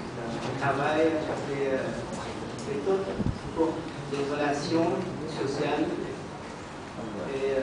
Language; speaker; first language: French; non-native, learner; Vietnamese